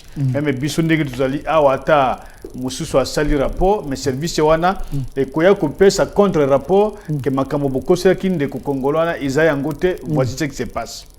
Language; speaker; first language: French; non-native, local second language; Lingala